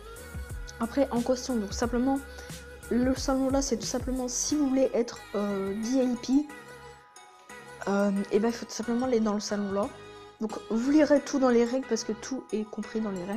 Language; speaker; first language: French; native; French